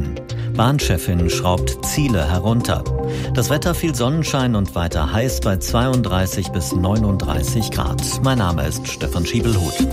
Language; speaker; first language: German; native; German